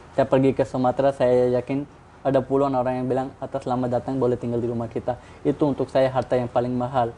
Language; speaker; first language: Indonesian; non-native, fluent; Urdu